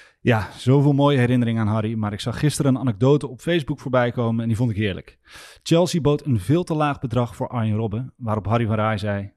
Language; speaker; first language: Dutch; native; Dutch